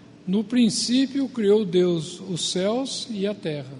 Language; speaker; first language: Portuguese; native; Portuguese